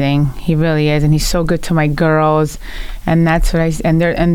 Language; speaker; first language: English; early bilingual, other home language; Italian